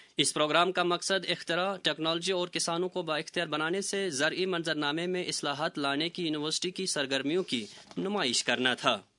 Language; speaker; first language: Urdu; non-native, local second language; Kashmiri